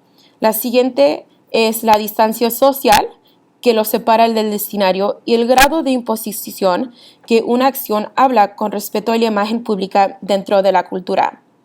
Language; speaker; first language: Spanish; early bilingual, heritage; Spanish